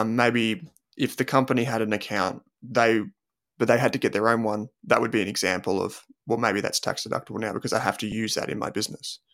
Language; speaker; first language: English; native; English